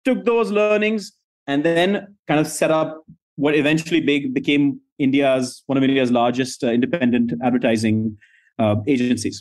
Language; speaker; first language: English; non-native, local second language; Hindi